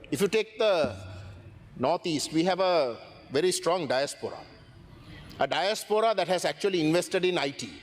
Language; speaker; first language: English; non-native, local second language; Tamil